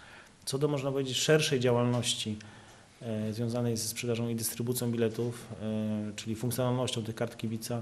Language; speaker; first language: Polish; native; Polish